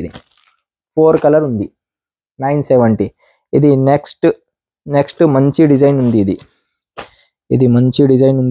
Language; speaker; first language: Telugu; non-native, local second language; Urdu